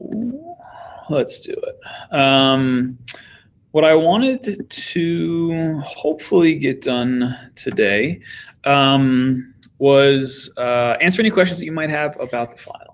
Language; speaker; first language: English; native; English